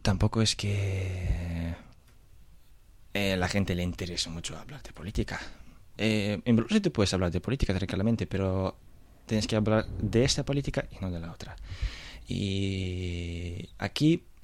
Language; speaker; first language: Spanish; non-native, fluent; Russian